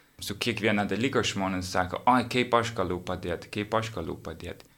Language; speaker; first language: Lithuanian; non-native, learner; English